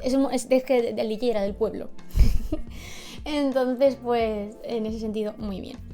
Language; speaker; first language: Spanish; native; Spanish